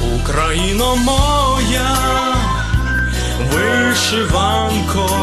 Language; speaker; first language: Ukrainian; native; Ukrainian